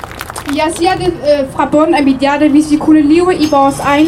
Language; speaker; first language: Danish; non-native, learner; Kurdish